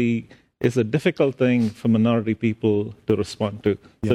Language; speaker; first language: English; non-native, local second language; Tamil